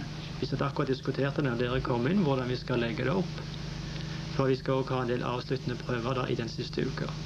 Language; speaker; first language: Norwegian; native; Norwegian